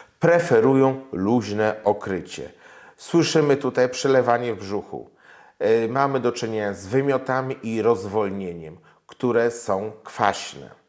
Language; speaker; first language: Polish; native; Polish